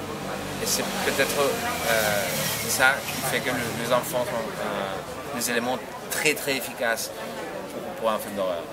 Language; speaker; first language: French; non-native, fluent; Spanish